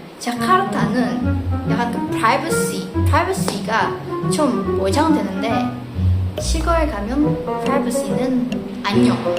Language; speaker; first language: Korean; non-native, fluent; Indonesian